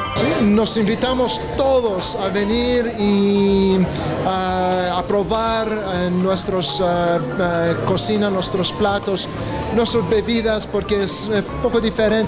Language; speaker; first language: Spanish; non-native, fluent; Greek